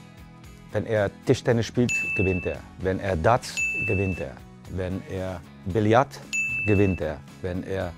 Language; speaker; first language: German; non-native, fluent; Dutch